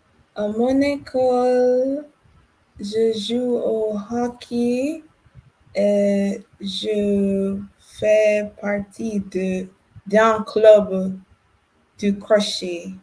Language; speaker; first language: French; non-native, learner; English